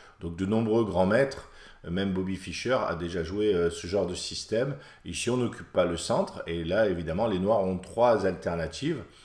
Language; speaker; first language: French; native; French